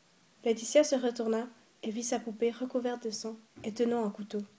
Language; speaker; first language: French; native; French